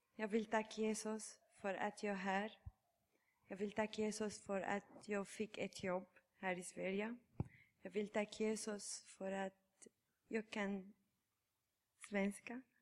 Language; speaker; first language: Swedish; non-native, learner; Arabic